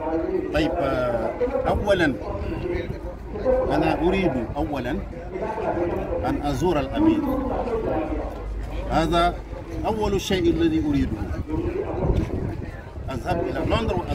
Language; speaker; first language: Arabic; non-native, fluent; Wolof